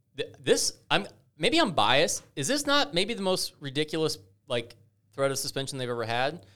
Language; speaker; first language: English; native; English